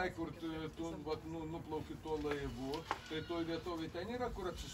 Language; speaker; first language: Lithuanian; native; Lithuanian